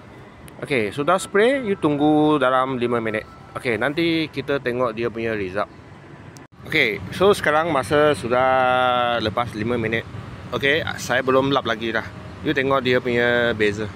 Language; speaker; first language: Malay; non-native, local second language; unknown